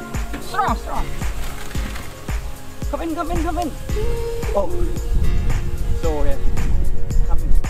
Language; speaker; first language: English; non-native, learner; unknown